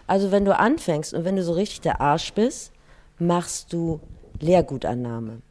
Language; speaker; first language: German; native; German